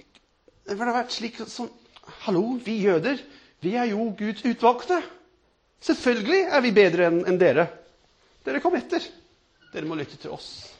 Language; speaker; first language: Norwegian; non-native, fluent; English